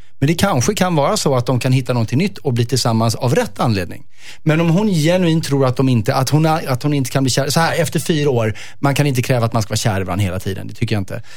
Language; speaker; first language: Swedish; native; Swedish